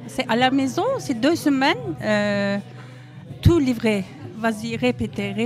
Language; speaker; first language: French; non-native, learner; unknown